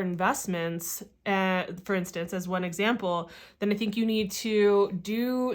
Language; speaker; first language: English; native; English